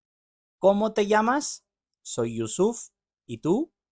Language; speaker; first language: Spanish; non-native, fluent; Urdu